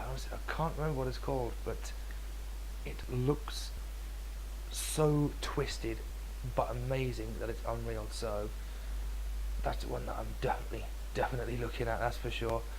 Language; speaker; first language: English; native; English